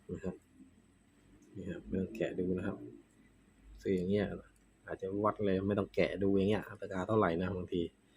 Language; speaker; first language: Thai; non-native, local second language; Northeastern Thai